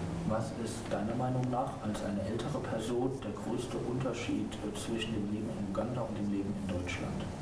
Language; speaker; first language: German; native; German